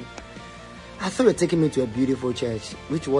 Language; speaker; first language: English; non-native, local second language; Ga